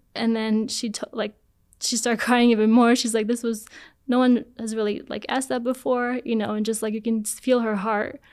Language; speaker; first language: English; early bilingual, other home language; Polish